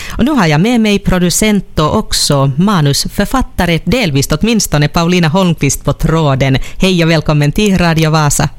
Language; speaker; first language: Swedish; native; Swedish